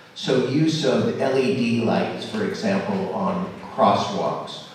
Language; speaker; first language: English; native; English